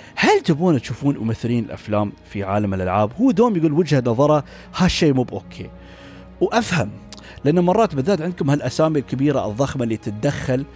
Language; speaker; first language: Arabic; native; Arabic